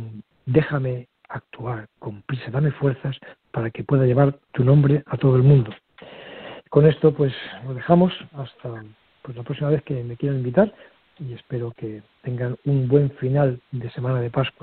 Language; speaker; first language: Spanish; native; Spanish